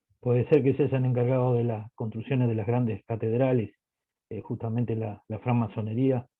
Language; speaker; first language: Spanish; native; Spanish